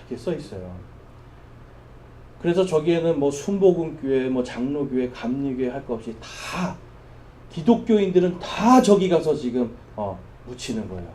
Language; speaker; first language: Korean; native; Korean